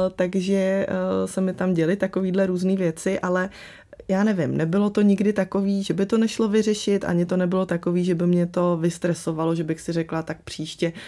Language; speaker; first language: Czech; early bilingual, other home language; Slovak